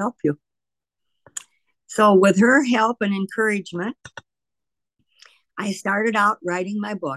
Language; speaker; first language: English; native; English